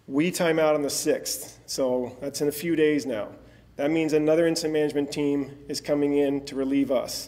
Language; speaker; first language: English; native; English